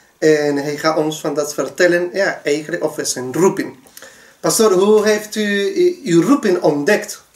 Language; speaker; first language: Dutch; non-native, fluent; Spanish